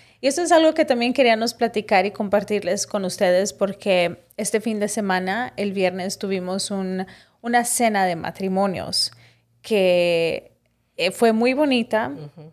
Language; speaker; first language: Spanish; early bilingual, heritage; Spanish